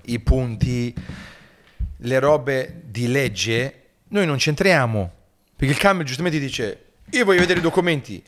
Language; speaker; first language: Italian; early bilingual, heritage; Italian